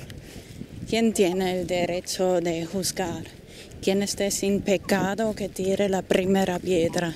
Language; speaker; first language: Spanish; non-native, fluent; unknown